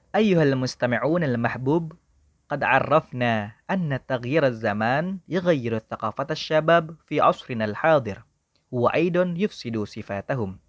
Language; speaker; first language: Arabic; non-native, fluent; Indonesian